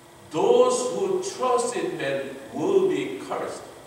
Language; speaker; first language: English; non-native, fluent; Korean